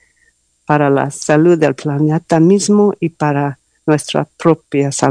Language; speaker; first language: Spanish; non-native, learner; English